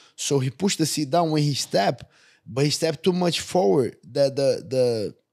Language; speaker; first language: English; non-native, fluent; Portuguese